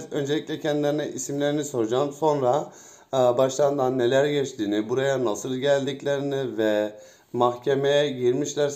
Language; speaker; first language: Turkish; native; Turkish